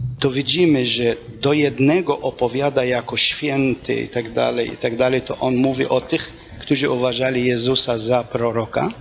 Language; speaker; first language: Polish; non-native, fluent; Arabic